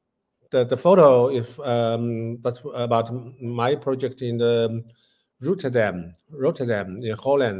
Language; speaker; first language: English; non-native, learner; Chinese